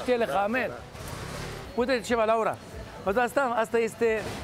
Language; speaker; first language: Romanian; non-native, fluent; Hebrew